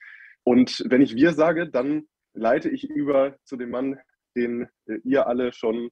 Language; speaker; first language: German; native; German